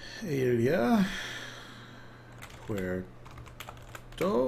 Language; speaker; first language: Spanish; non-native, learner; English